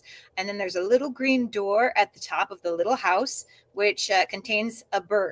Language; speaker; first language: English; native; English